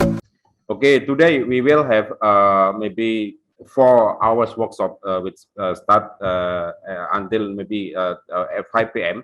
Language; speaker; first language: English; non-native, local second language; Indonesian